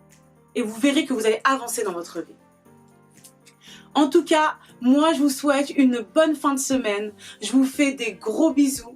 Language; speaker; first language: French; native; French